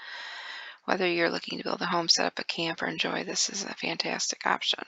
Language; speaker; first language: English; native; English